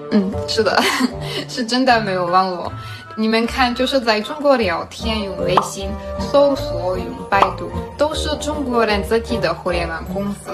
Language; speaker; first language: Chinese; non-native, fluent; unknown